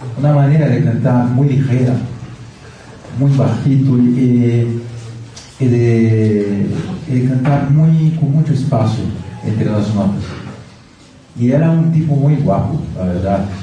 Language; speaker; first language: Spanish; non-native, fluent; Portuguese